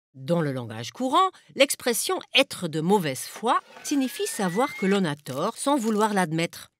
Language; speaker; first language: French; non-native, fluent; German